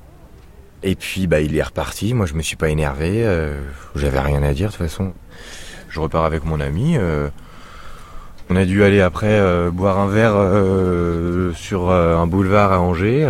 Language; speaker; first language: French; native; French